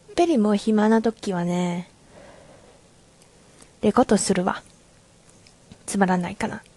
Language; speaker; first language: Japanese; non-native, learner; Chinese